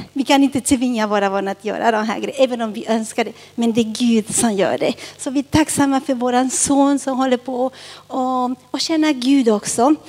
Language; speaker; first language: Swedish; early bilingual, other home language; Spanish